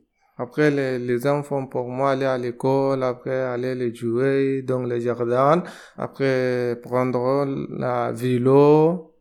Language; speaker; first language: French; non-native, learner; Arabic